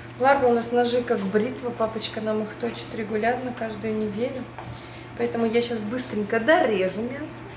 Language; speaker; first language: Russian; native; Russian